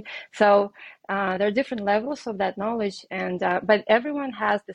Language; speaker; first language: English; non-native, fluent; Russian